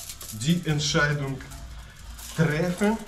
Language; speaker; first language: German; non-native, learner; Russian